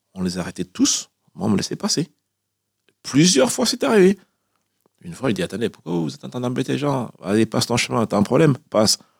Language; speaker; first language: French; early bilingual, other home language; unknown